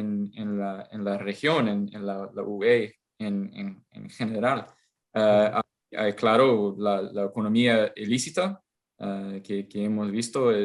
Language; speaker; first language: Spanish; non-native, fluent; English